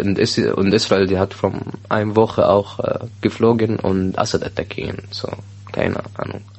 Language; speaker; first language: German; non-native, learner; Arabic